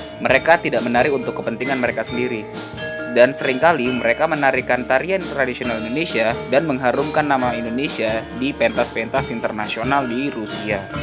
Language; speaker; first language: Indonesian; native; Indonesian